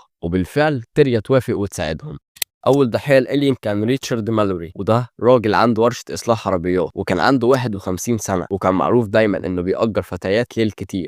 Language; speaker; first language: Arabic; native; Arabic